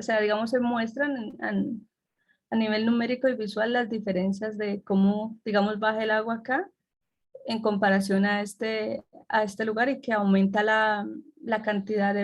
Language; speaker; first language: Spanish; native; Spanish